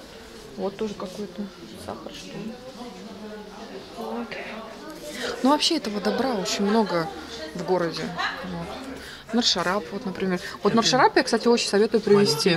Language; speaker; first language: Russian; native; Russian